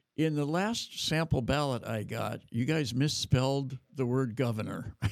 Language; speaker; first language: English; native; English